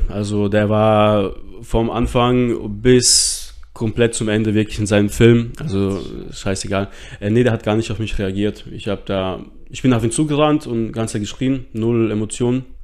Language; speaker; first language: German; early bilingual, other home language; Russian